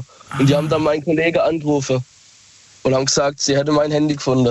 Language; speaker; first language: German; native; German